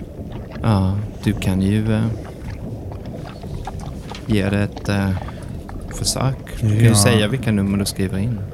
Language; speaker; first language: Swedish; native; Swedish